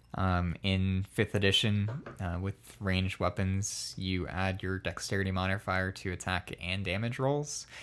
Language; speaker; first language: English; native; English